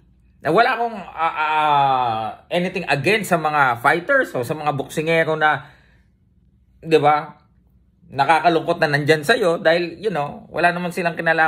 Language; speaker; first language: Filipino; native; Filipino